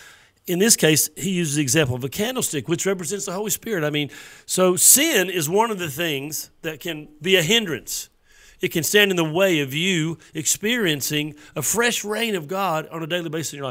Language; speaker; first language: English; native; English